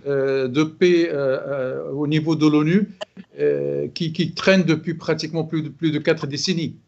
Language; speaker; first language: French; non-native, local second language; Arabic